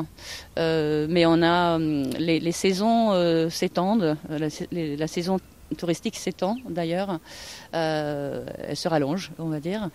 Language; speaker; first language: French; non-native, fluent; Norwegian